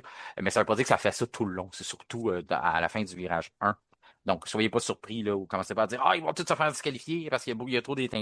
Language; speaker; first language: French; native; French